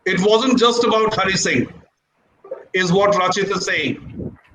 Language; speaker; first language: English; non-native, local second language; Hindi